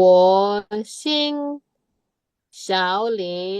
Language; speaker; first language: Chinese; non-native, learner; Indonesian